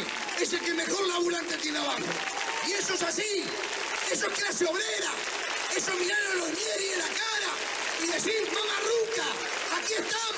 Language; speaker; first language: Spanish; native; Spanish